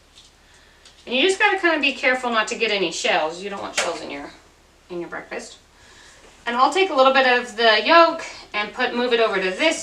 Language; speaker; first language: English; native; English